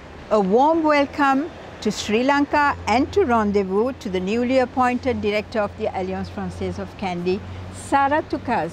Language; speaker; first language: English; non-native, local second language; Sinhala